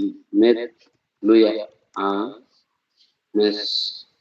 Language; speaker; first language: Italian; non-native, learner; Bangla